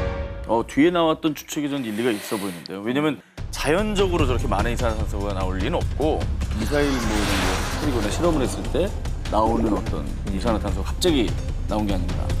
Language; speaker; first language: Korean; native; Korean